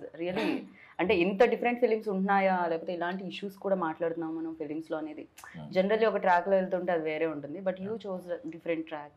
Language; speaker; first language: Telugu; native; Telugu